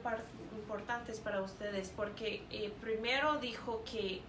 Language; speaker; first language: Spanish; non-native, fluent; English